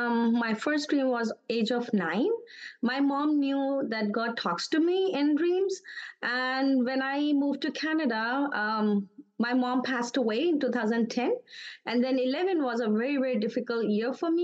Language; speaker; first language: English; non-native, local second language; Urdu